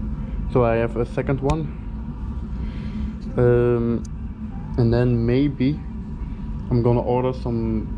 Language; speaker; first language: English; non-native, fluent; Dutch